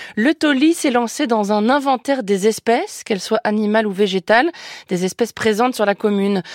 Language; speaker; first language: French; native; French